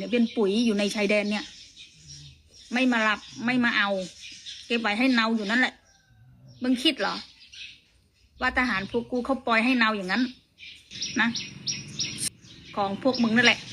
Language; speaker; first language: Thai; native; Thai